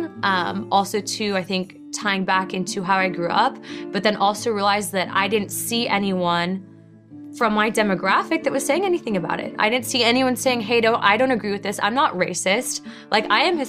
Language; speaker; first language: English; native; English